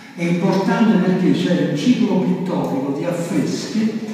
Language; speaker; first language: Italian; native; Italian